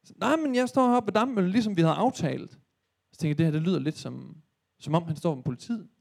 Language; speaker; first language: Danish; native; Danish